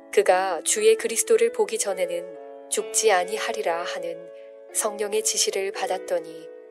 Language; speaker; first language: Korean; native; Korean